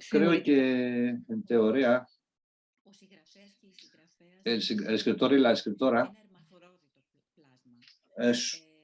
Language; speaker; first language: Spanish; non-native, fluent; Greek